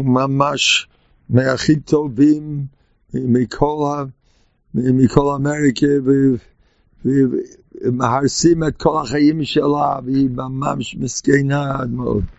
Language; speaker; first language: Hebrew; non-native, fluent; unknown